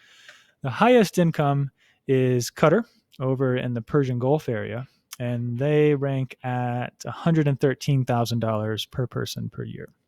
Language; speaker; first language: English; native; English